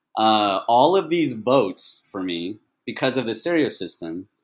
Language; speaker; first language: English; early bilingual, other home language; Chinese